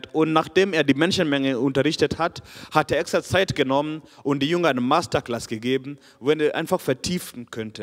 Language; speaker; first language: German; non-native, fluent; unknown